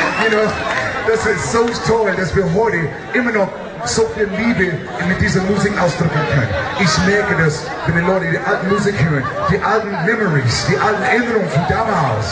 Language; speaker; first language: German; non-native, fluent; English